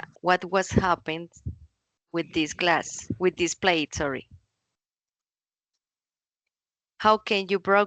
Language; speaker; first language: English; non-native, learner; Spanish